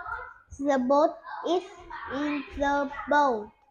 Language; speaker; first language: English; non-native, learner; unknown